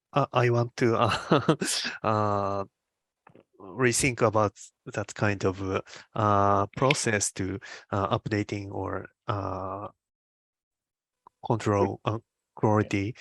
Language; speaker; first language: English; non-native, learner; Japanese